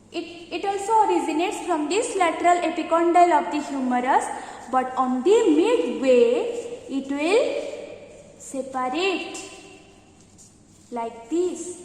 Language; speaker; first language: English; non-native, local second language; Hindi